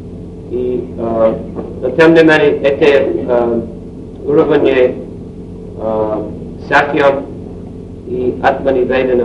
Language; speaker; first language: Russian; non-native, learner; English